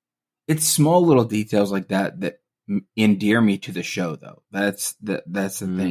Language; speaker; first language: English; native; English